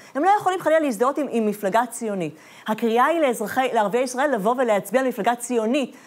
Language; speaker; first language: Hebrew; non-native, fluent; Persian